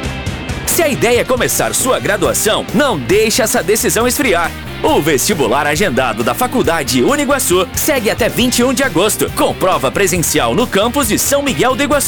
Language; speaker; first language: Portuguese; native; Portuguese